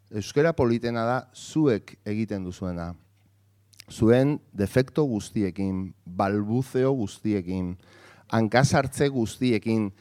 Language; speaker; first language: Basque; non-native, local second language; Spanish